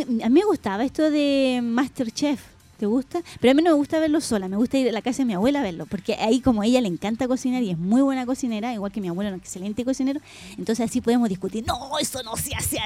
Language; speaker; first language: Spanish; native; Spanish